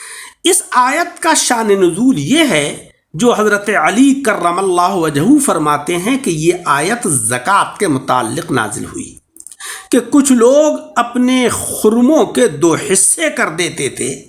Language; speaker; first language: Urdu; native; Urdu